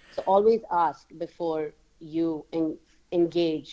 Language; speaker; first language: English; non-native, local second language; Hindi